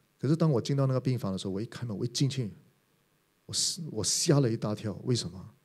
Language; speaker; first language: Chinese; native; Chinese